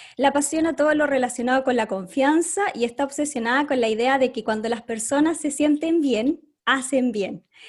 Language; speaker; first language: Spanish; native; Spanish